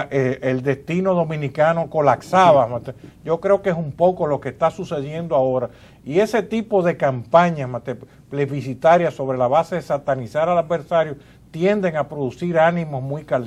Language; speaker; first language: Spanish; native; Spanish